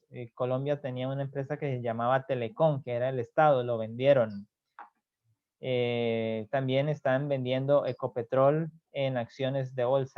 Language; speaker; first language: Spanish; native; Spanish